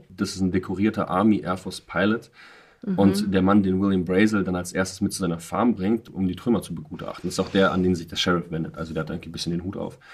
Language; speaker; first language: German; non-native, fluent; Russian